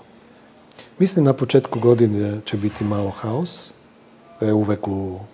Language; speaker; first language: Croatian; non-native, fluent; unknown